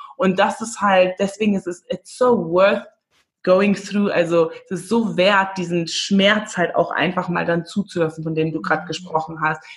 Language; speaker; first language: German; early bilingual, heritage; German